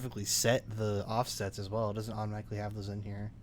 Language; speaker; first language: English; native; English